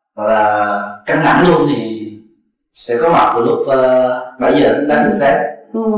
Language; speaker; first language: Vietnamese; native; Vietnamese